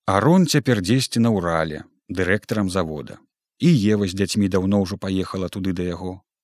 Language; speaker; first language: Belarusian; native; Belarusian